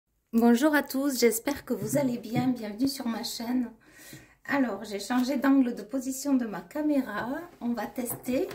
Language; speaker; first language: French; native; French